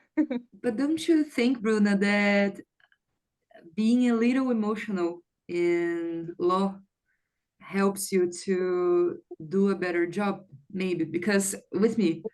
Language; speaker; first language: English; non-native, fluent; Portuguese